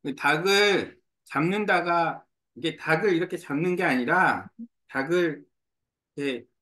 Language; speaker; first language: Korean; native; Korean